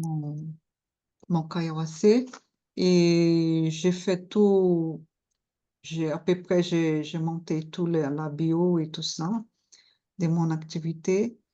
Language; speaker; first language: French; non-native, learner; Portuguese